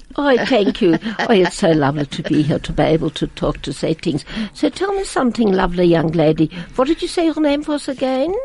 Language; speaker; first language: English; non-native, fluent; Latvian